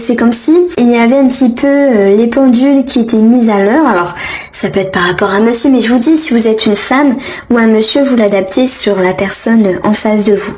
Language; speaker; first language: French; native; French